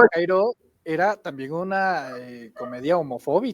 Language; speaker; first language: Spanish; native; Spanish